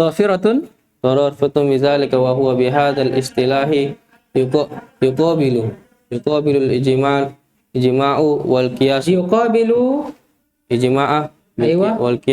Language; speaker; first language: Arabic; non-native, learner; Indonesian